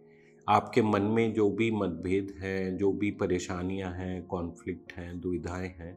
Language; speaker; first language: Hindi; native; Hindi